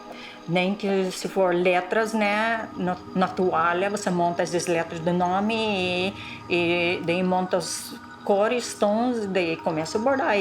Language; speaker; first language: Portuguese; non-native, local second language; Russian